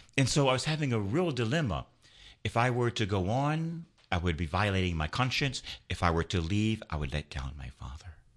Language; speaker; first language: English; native; English